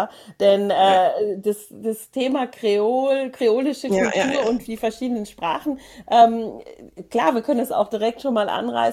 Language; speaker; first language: German; native; German